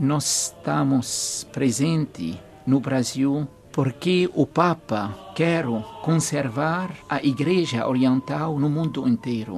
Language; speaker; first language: Portuguese; non-native, fluent; Arabic